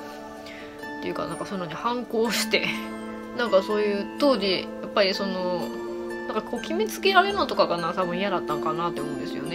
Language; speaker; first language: Japanese; native; Japanese